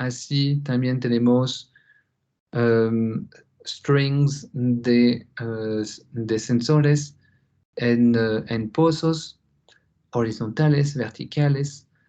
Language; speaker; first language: Spanish; non-native, fluent; French